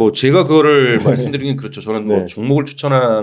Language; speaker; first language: Korean; native; Korean